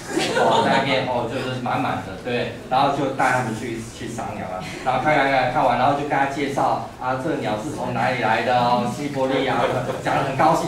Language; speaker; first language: Chinese; native; Chinese